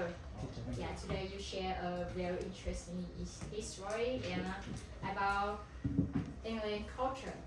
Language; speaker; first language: English; non-native, learner; Hmong